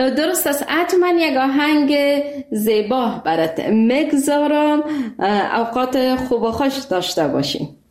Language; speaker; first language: Persian; native; Persian